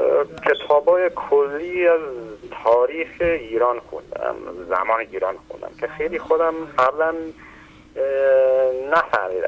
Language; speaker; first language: Persian; early bilingual, heritage; Persian